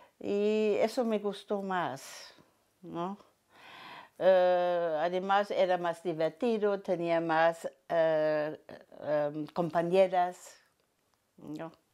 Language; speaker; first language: Spanish; non-native, fluent; German